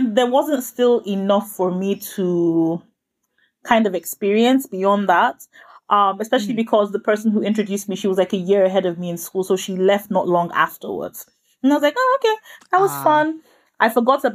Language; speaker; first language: English; non-native, local second language; Yoruba